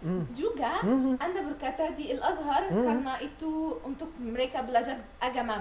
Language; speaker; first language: Indonesian; non-native, learner; Arabic